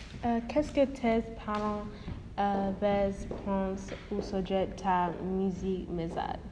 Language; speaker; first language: French; non-native, learner; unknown